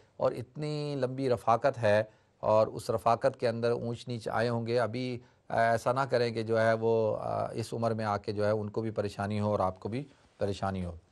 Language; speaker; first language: Urdu; native; Urdu